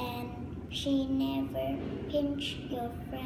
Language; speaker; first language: English; non-native, learner; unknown